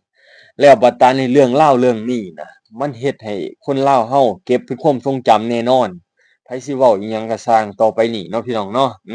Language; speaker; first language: Thai; non-native, local second language; Northeastern Thai